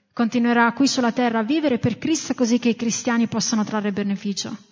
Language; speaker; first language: Italian; native; Italian